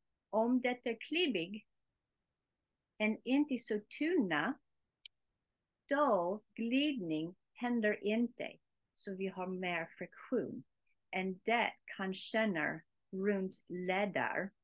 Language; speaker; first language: Swedish; non-native, learner; English